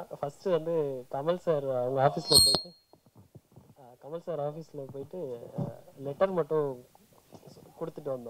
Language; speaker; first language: Tamil; native; Tamil